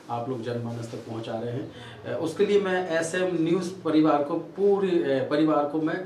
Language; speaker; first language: Hindi; native; Hindi